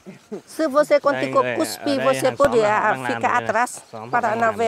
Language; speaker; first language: Portuguese; non-native, learner; Vietnamese